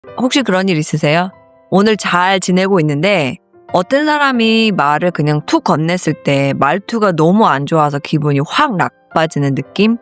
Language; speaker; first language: Korean; early bilingual, heritage; Korean